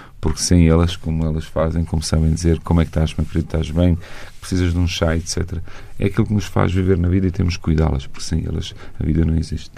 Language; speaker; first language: Portuguese; non-native, fluent; Bosnian